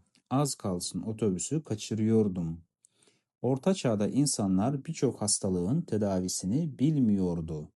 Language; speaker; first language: Turkish; non-native, fluent; Kazakh